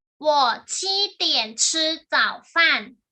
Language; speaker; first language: Chinese; non-native, fluent; Thai